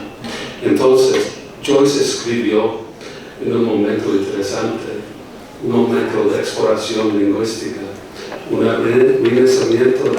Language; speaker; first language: Spanish; non-native, fluent; English